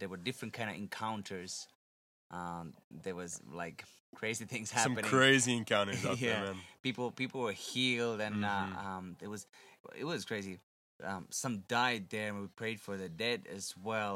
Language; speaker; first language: English; native; English